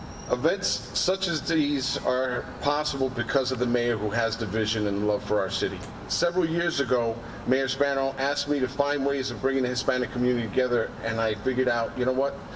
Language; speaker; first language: English; early bilingual, other home language; Spanish